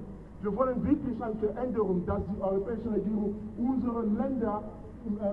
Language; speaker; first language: German; non-native, fluent; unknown